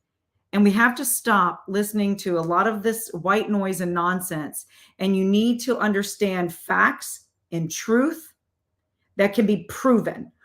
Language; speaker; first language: English; native; English